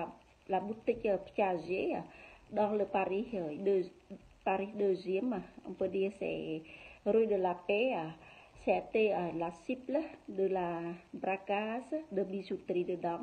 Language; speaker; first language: French; non-native, learner; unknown